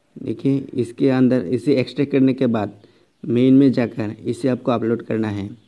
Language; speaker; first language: Hindi; non-native, local second language; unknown